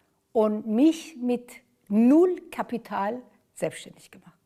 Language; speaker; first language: German; non-native, fluent; Persian